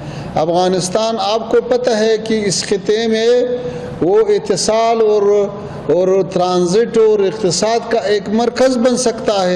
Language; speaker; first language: Hindi; non-native, fluent; Pashto